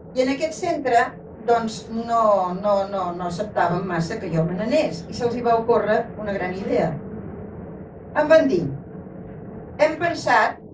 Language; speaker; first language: Catalan; native; Catalan